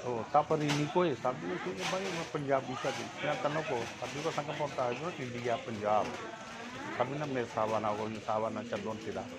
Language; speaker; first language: Filipino; non-native, learner; Punjabi